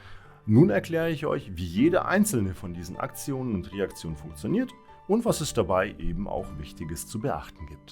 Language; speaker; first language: German; native; German